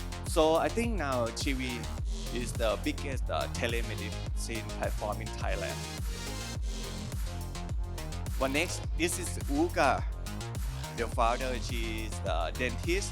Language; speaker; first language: English; non-native, learner; Thai